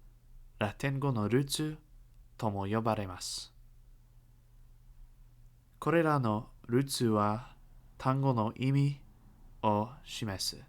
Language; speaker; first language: Japanese; non-native, learner; English